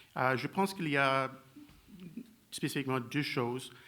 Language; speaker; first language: French; non-native, learner; English